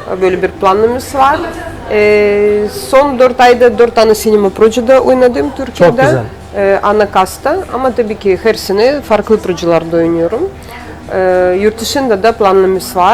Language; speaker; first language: Turkish; non-native, learner; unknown